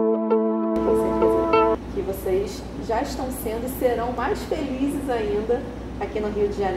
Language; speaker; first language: Portuguese; native; Portuguese